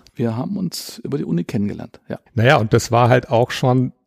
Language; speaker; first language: German; native; German